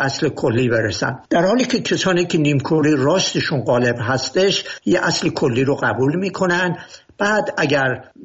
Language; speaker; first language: Persian; native; Persian